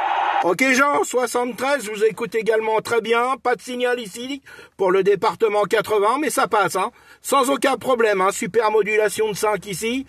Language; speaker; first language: French; native; French